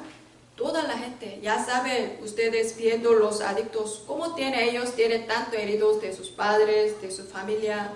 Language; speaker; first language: Spanish; non-native, learner; Korean